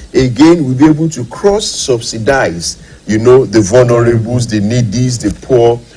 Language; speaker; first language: English; non-native, local second language; Yoruba